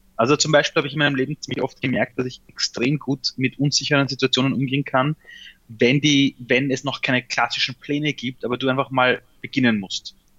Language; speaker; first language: German; early bilingual, other home language; Persian